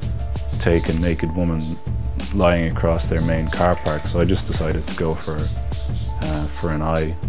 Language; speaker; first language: English; native; English